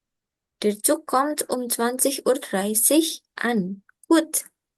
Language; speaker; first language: German; non-native, learner; Indonesian